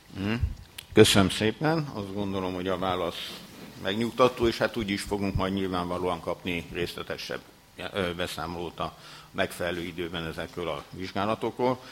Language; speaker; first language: Hungarian; native; Hungarian